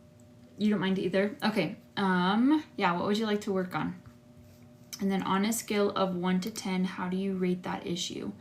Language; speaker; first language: English; native; English